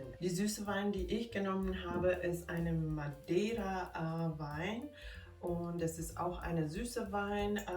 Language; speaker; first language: German; non-native, fluent; Finnish